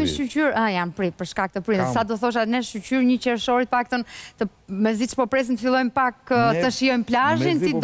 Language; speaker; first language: Albanian; native; Albanian